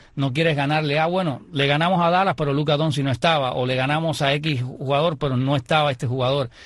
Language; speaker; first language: Spanish; native; Spanish